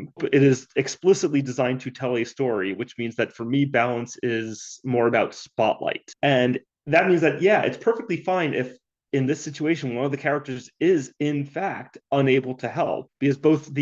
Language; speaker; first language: English; native; English